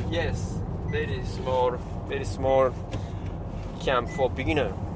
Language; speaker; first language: English; non-native, learner; Japanese